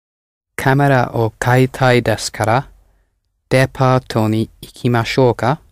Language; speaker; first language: Japanese; non-native, learner; English